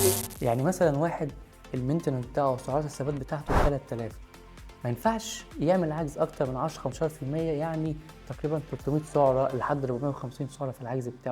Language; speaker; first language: Arabic; native; Arabic